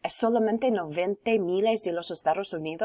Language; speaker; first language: Spanish; non-native, learner; English